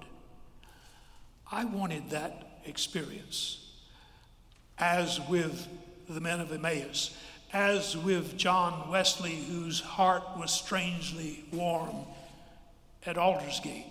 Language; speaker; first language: English; native; English